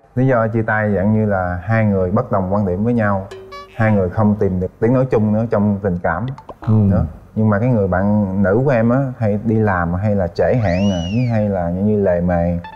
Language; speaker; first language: Vietnamese; native; Vietnamese